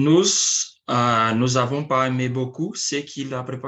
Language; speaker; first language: French; non-native, learner; Portuguese